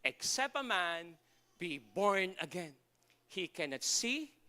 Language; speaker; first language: English; non-native, local second language; Filipino